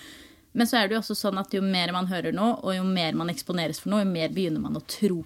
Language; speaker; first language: Norwegian; native; Norwegian